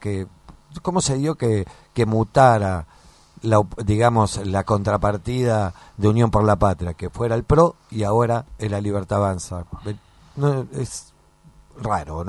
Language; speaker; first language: Spanish; native; Spanish